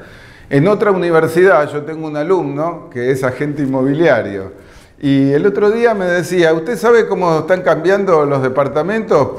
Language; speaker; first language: Spanish; native; Spanish